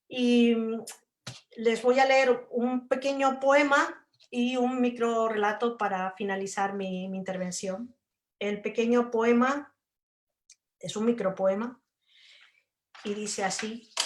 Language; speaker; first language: Spanish; native; Spanish